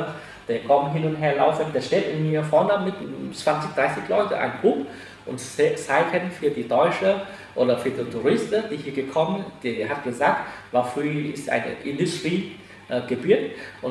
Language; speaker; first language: German; non-native, learner; Vietnamese